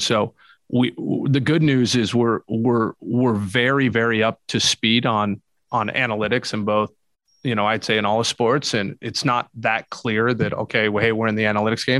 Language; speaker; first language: English; native; English